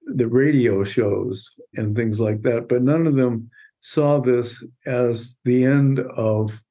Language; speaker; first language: English; native; English